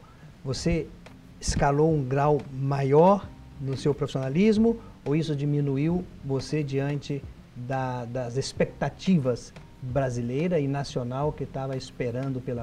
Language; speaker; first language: Portuguese; native; Portuguese